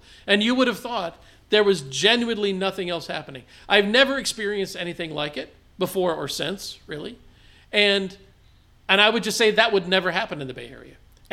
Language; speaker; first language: English; native; English